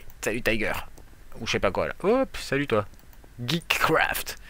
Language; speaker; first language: French; native; French